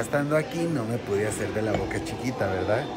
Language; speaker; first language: Spanish; native; Spanish